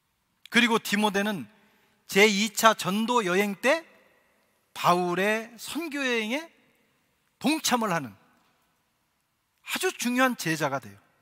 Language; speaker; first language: Korean; native; Korean